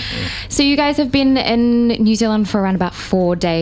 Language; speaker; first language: English; native; English